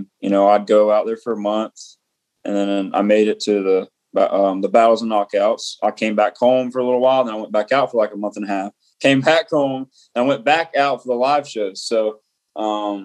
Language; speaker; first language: English; native; English